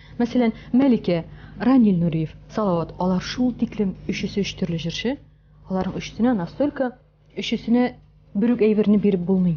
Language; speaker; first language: Tatar; native; Tatar